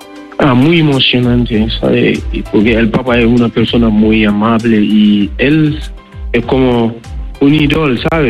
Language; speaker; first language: Spanish; non-native, learner; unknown